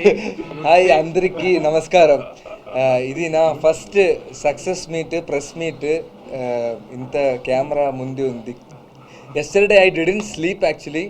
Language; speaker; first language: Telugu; non-native, learner; Malayalam